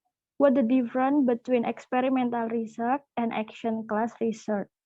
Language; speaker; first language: English; non-native, learner; Indonesian